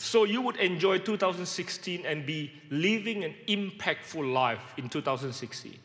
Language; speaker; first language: English; non-native, fluent; Indonesian